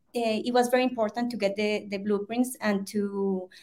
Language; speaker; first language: English; non-native, fluent; Spanish